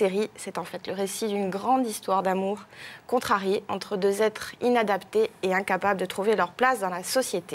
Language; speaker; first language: French; native; French